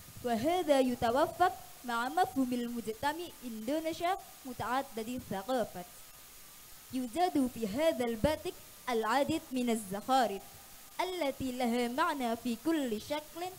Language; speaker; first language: Arabic; non-native, learner; Indonesian